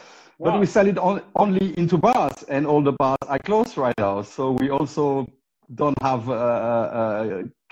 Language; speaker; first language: English; non-native, fluent; Spanish